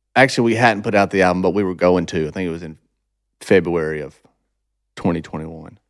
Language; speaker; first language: English; native; English